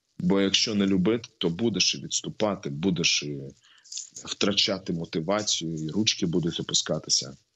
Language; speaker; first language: Ukrainian; non-native, local second language; Russian